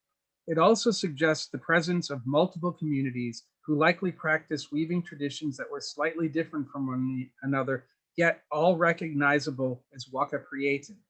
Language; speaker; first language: English; native; English